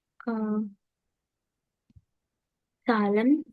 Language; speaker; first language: German; non-native, learner; Indonesian